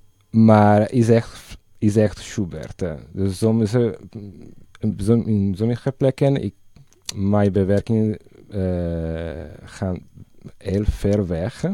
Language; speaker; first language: Dutch; non-native, learner; Italian